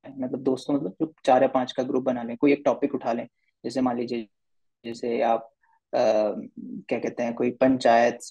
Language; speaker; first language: Hindi; native; Hindi